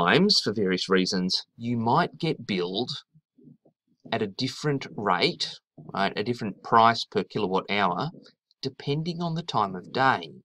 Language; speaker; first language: English; native; English